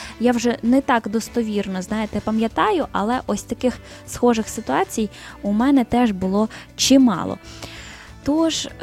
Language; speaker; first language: Ukrainian; native; Ukrainian